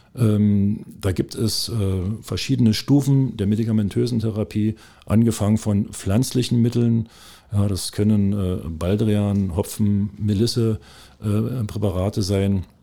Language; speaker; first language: German; native; German